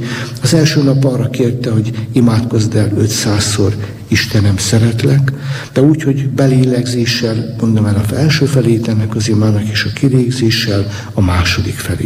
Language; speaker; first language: Hungarian; native; Hungarian